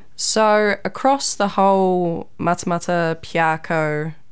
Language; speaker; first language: English; native; English